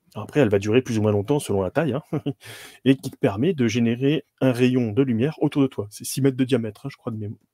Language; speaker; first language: French; native; French